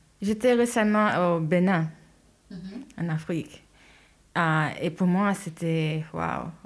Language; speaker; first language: French; non-native, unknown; Haitian Creole